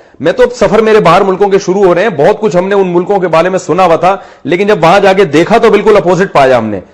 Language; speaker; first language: Urdu; native; Urdu